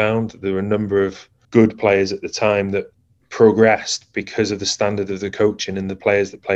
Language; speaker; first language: English; native; English